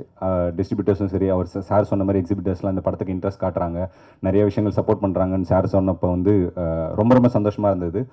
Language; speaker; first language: Tamil; native; Tamil